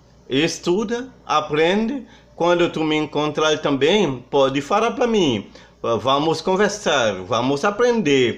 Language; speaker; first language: Portuguese; non-native, fluent; Haitian Creole